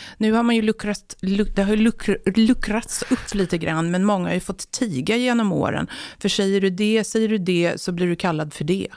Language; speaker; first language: Swedish; native; Swedish